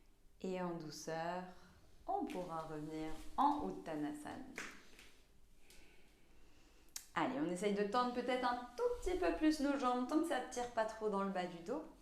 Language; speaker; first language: French; native; French